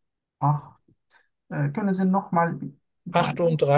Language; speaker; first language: German; non-native, learner; Turkish